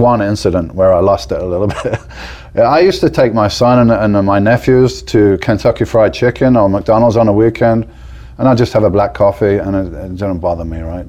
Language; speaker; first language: English; native; English